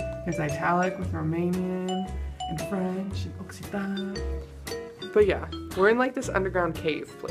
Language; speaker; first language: English; native; English